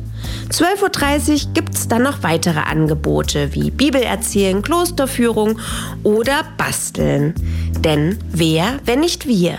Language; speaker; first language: German; native; German